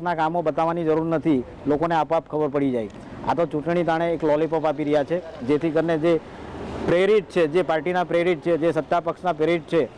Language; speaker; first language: Gujarati; native; Gujarati